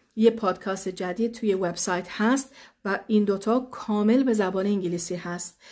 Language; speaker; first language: Persian; early bilingual, heritage; Persian